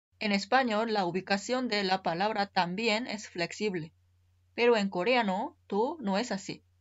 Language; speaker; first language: Spanish; non-native, fluent; Korean